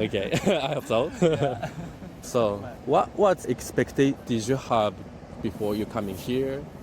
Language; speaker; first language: English; non-native, learner; Japanese